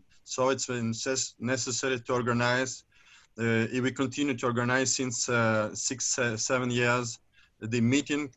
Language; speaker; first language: English; non-native, learner; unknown